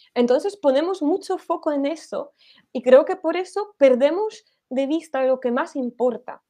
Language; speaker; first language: Spanish; non-native, fluent; Polish